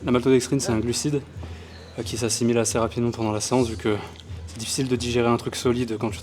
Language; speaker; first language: French; native; French